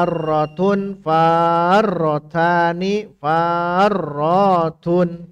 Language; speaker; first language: Arabic; non-native, fluent; Indonesian